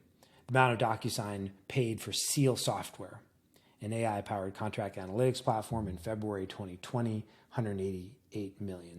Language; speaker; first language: English; native; English